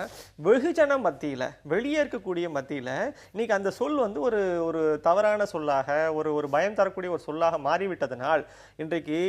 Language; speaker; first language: Tamil; native; Tamil